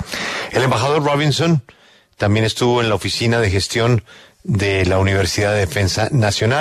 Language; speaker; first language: Spanish; native; Spanish